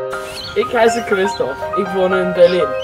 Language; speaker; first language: German; non-native, learner; English